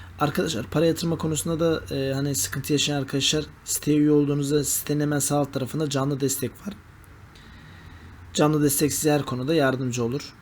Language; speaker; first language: Turkish; native; Turkish